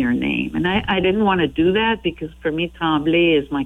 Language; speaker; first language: English; non-native, fluent; French